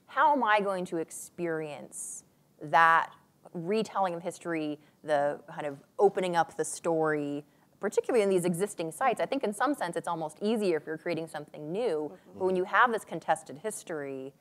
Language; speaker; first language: English; native; English